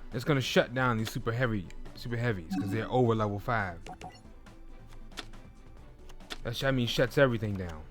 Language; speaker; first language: English; native; English